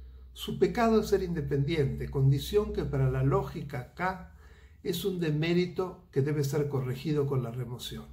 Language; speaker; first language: Spanish; native; Spanish